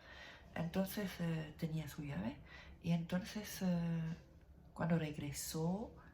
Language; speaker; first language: Spanish; non-native, learner; French